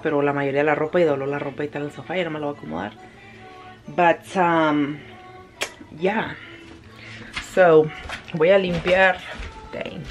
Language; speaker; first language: Spanish; early bilingual, heritage; Spanish